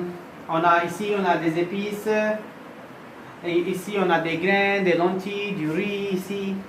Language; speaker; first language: French; non-native, fluent; Hindi